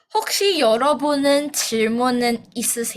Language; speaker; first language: Korean; non-native, fluent; Indonesian